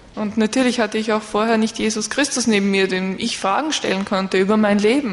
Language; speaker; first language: German; non-native, learner; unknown